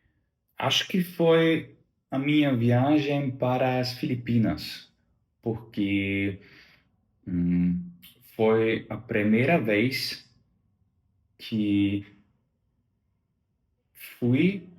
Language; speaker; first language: Portuguese; non-native, learner; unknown